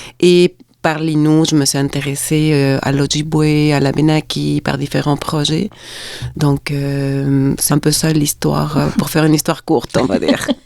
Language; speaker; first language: French; non-native, fluent; Spanish